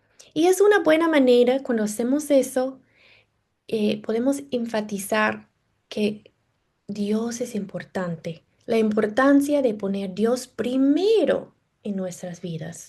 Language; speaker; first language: Spanish; non-native, fluent; English